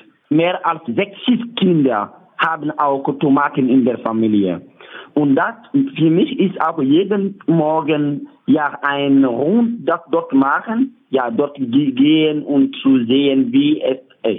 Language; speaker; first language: German; non-native, learner; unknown